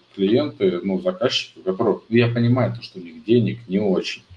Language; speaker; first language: Russian; native; Russian